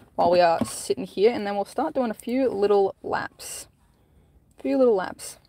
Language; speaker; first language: English; native; English